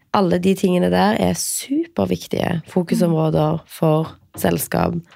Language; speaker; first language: Norwegian; native; Norwegian